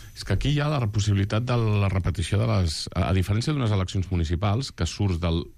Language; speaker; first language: Catalan; native; Catalan